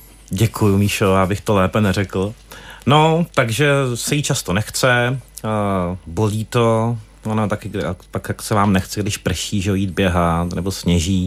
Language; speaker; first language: Czech; native; Czech